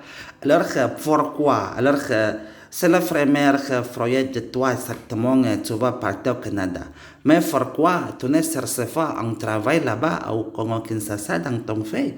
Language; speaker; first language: French; non-native, learner; Indonesian